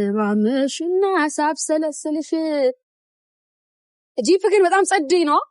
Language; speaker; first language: Amharic; native; Amharic